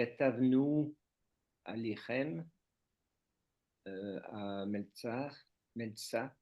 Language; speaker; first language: Hebrew; non-native, learner; French